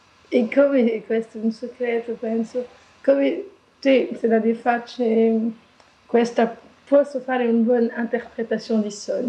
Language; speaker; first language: Italian; non-native, learner; French